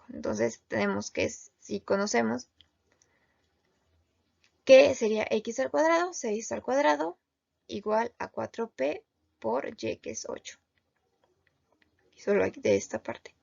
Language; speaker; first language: Spanish; native; Spanish